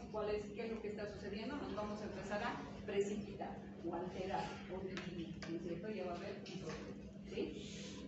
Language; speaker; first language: Spanish; native; Spanish